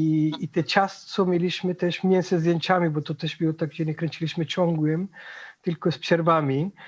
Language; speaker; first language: Polish; non-native, fluent; Spanish